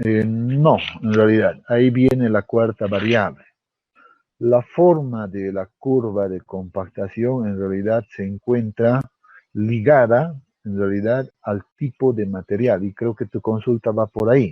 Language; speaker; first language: Spanish; native; Spanish